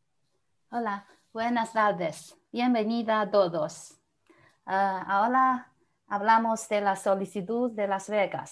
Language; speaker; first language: Spanish; non-native, fluent; Chinese